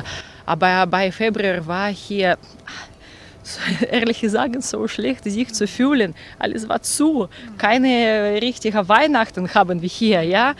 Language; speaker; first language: German; non-native, learner; Russian